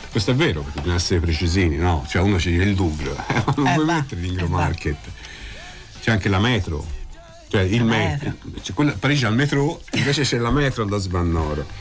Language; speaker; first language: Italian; native; Italian